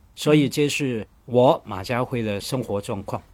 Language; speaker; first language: Chinese; non-native, local second language; Cantonese